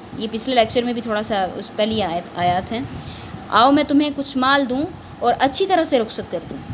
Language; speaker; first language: Urdu; native; Urdu